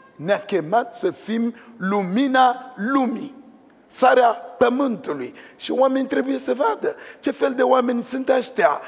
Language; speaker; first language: Romanian; non-native, fluent; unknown